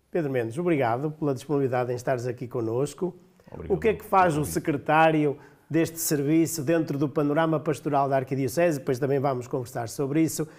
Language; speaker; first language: Portuguese; native; Portuguese